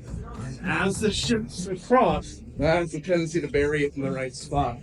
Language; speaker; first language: English; native; English